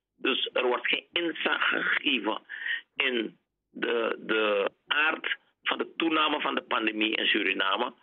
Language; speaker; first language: Dutch; native; Dutch